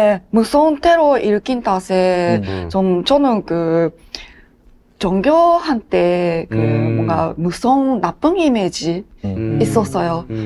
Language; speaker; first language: Korean; non-native, learner; Japanese